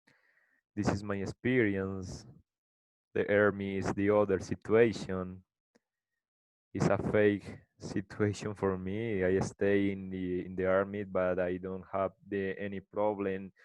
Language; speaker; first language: English; non-native, learner; Spanish